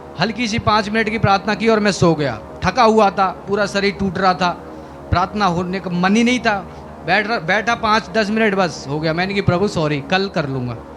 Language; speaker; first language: Hindi; native; Hindi